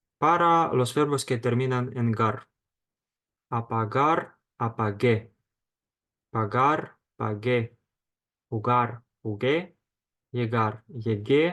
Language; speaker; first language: Spanish; non-native, fluent; Ukrainian